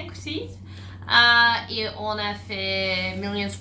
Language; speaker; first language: French; non-native, fluent; Dutch